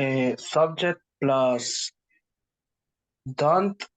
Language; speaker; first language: English; non-native, learner; Spanish